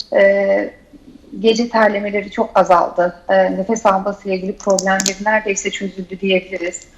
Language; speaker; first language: Turkish; native; Turkish